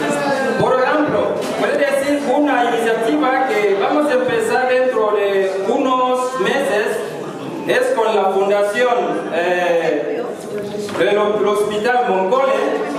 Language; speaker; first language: Spanish; non-native, learner; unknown